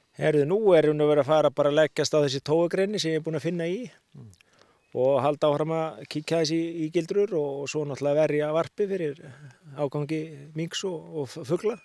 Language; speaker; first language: Icelandic; native; Icelandic